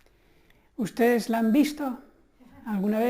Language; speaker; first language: Spanish; native; Spanish